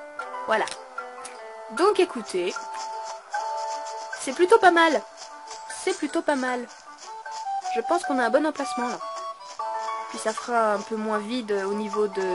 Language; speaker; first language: French; native; French